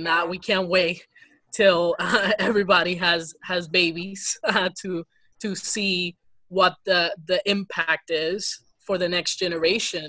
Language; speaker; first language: English; early bilingual, other home language; Spanish